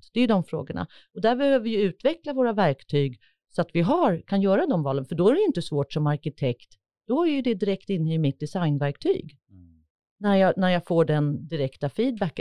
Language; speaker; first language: Swedish; native; Swedish